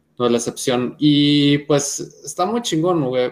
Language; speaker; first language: Spanish; native; Spanish